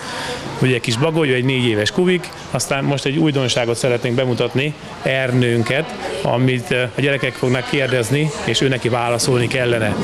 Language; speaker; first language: Hungarian; native; Hungarian